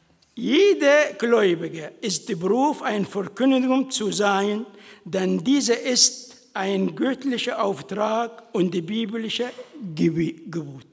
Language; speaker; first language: German; non-native, fluent; Arabic